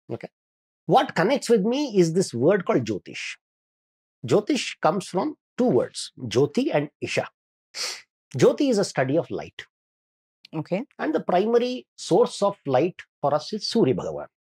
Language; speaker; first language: English; non-native, local second language; Kannada